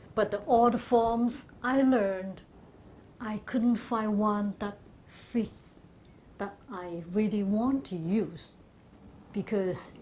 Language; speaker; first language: English; non-native, learner; Chinese